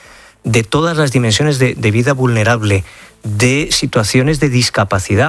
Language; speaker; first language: Spanish; native; Spanish